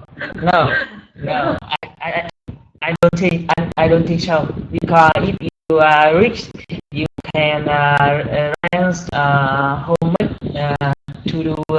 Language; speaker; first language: English; non-native, learner; Vietnamese